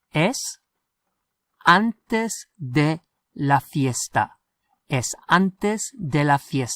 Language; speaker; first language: Spanish; non-native, fluent; English